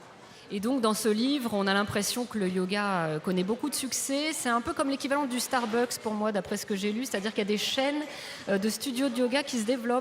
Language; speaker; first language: French; native; French